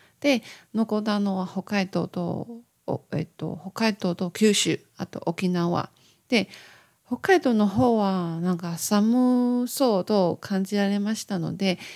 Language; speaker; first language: Japanese; non-native, learner; Chinese